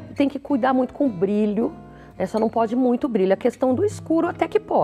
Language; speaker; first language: Portuguese; native; Portuguese